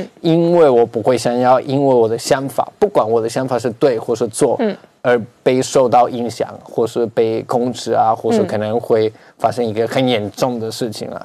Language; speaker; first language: Chinese; non-native, fluent; Spanish